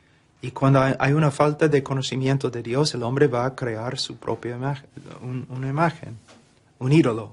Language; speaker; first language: Spanish; non-native, fluent; English